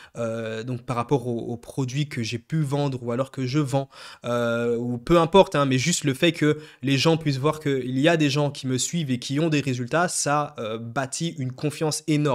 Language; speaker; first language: French; native; French